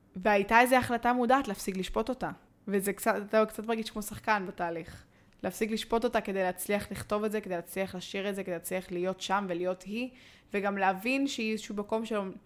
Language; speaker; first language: Hebrew; native; Hebrew